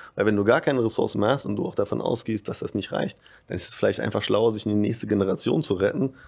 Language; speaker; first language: German; native; German